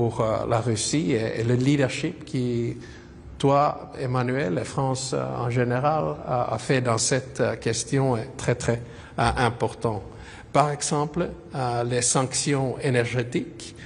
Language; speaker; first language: French; non-native, fluent; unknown